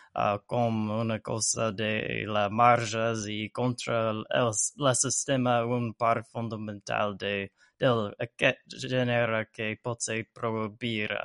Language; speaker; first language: Catalan; non-native, learner; English